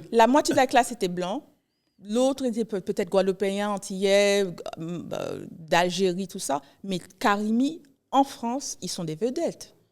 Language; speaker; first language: French; early bilingual, heritage; Haitian Creole